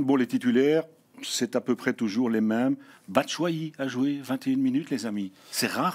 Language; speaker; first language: French; native; French